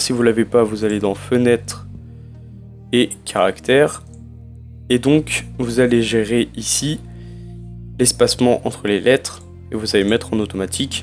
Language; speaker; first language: French; native; French